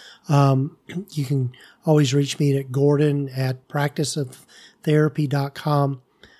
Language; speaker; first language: English; native; English